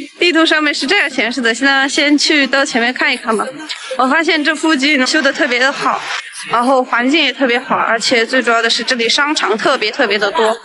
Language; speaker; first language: Chinese; non-native, local second language; Tibetan